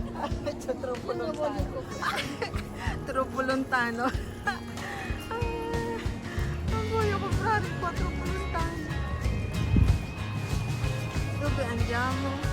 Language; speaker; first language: Italian; non-native, learner; Filipino